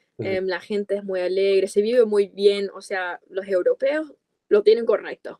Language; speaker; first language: Spanish; non-native, fluent; English